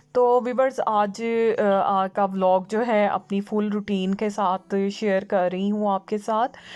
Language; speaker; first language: Urdu; native; Urdu